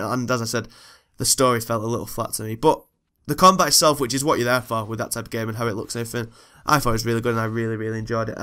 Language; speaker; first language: English; native; English